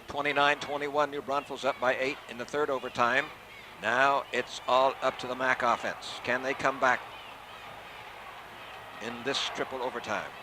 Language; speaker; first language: English; native; English